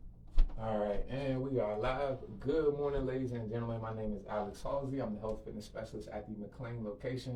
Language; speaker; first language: English; native; English